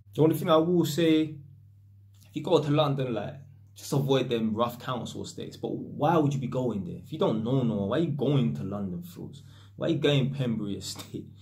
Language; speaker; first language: English; native; English